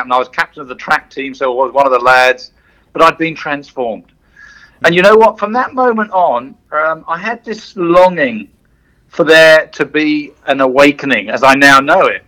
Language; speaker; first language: English; native; English